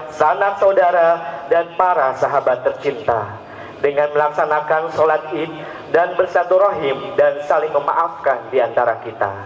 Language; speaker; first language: Indonesian; native; Indonesian